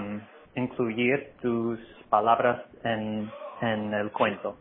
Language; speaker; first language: Spanish; non-native, fluent; English